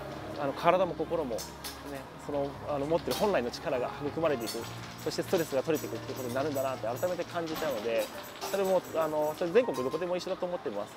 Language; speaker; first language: Japanese; native; Japanese